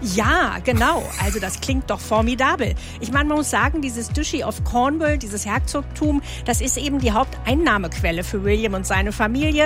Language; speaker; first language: German; native; German